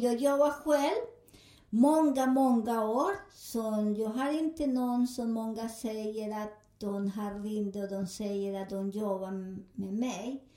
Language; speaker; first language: Swedish; non-native, learner; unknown